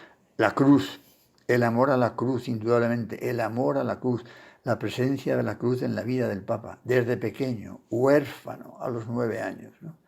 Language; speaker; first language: Spanish; native; Spanish